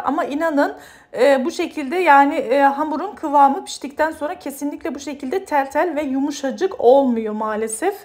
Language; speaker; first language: Turkish; native; Turkish